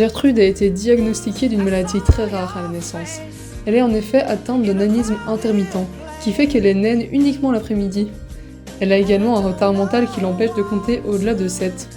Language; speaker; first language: French; native; French